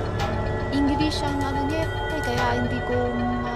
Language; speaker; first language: Filipino; non-native, learner; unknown